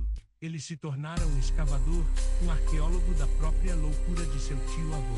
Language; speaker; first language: Portuguese; native; Portuguese